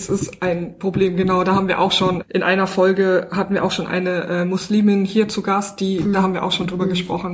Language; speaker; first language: German; native; German